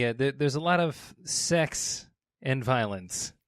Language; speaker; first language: English; native; English